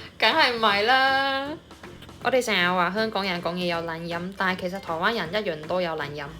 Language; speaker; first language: Cantonese; non-native, fluent; Min Nan Chinese